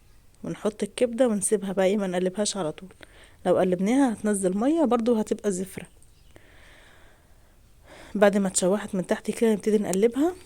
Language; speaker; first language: Arabic; native; Arabic